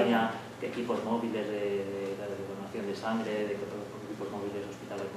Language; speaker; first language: Spanish; native; Spanish